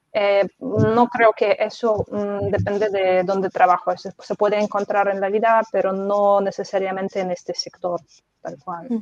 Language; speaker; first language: Spanish; non-native, fluent; Russian